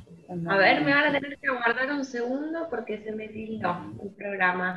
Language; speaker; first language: Spanish; native; Spanish